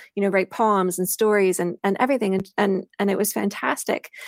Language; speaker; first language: English; native; English